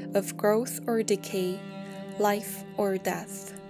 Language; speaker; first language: English; non-native, fluent; Korean